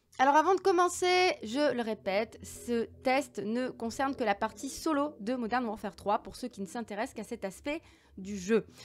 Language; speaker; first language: French; native; French